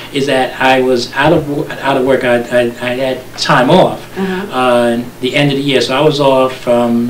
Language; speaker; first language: English; native; English